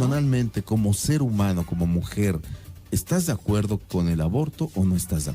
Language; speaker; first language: Spanish; native; Spanish